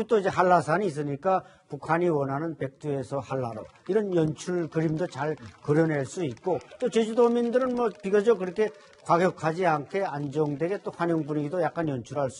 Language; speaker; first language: Korean; native; Korean